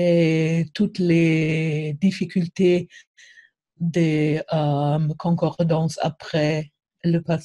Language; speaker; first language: French; non-native, fluent; German